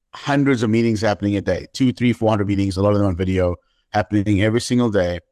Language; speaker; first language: English; native; English